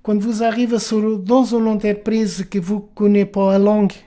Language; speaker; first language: French; non-native, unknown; Portuguese